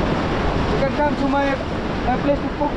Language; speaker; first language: English; non-native, learner; Indonesian